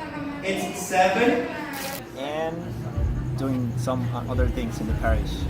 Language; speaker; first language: English; non-native, fluent; Spanish